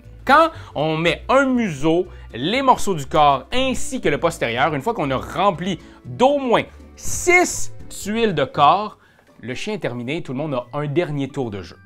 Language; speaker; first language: French; native; French